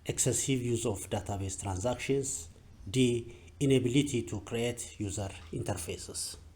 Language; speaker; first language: English; non-native, local second language; Amharic